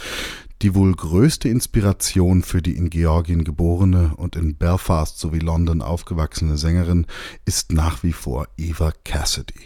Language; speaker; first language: German; native; German